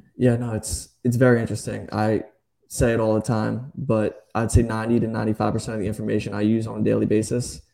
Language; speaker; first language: English; native; English